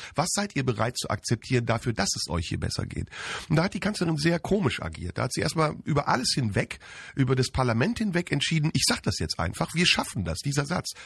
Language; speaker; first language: German; early bilingual, other home language; Turkish